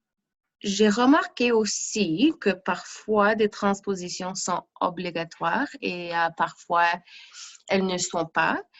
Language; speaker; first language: French; non-native, fluent; English